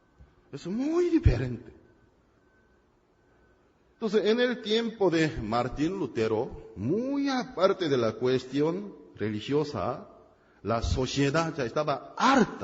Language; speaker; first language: Spanish; non-native, fluent; Korean